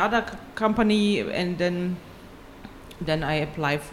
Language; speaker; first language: English; non-native, fluent; German